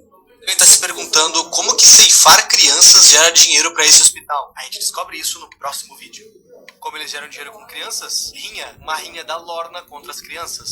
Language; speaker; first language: Portuguese; native; Portuguese